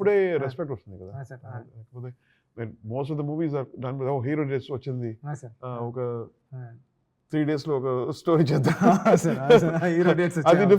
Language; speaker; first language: Telugu; non-native, learner; Tamil